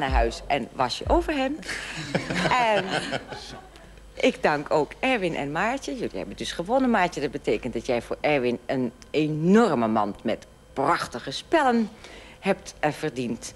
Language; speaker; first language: Dutch; native; Dutch